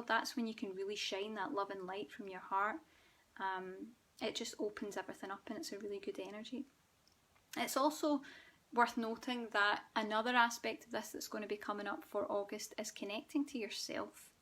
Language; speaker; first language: English; native; English